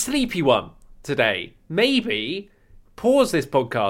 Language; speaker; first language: English; native; English